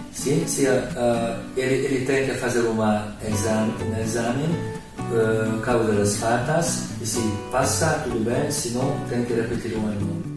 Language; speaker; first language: Portuguese; non-native, learner; Hungarian